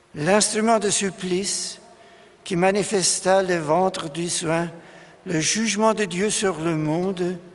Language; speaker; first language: French; non-native, fluent; German